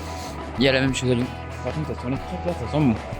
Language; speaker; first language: French; native; French